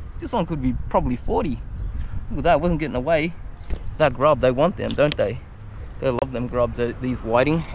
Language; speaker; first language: English; native; English